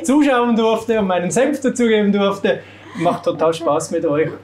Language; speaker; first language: German; native; German